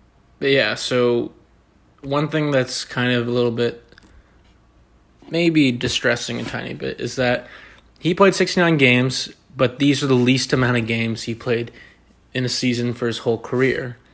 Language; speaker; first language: English; native; English